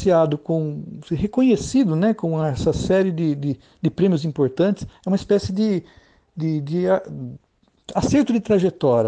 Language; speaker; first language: Portuguese; native; Portuguese